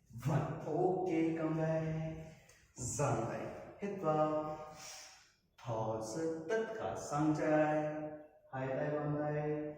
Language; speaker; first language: Vietnamese; non-native, learner; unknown